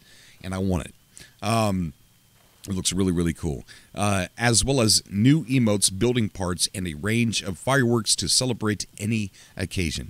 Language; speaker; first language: English; native; English